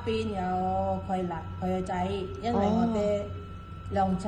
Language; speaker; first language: Cantonese; non-native, learner; Indonesian